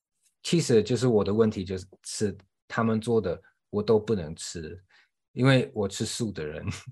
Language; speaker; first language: Chinese; non-native, fluent; English